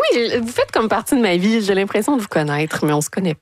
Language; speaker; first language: French; native; French